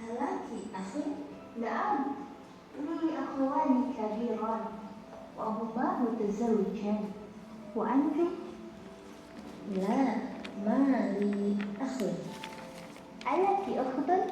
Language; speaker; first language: Arabic; non-native, learner; Indonesian